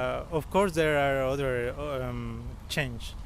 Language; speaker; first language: English; non-native, learner; Spanish